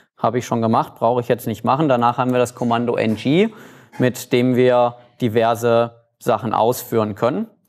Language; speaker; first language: German; native; German